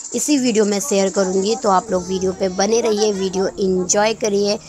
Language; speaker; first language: Hindi; native; Hindi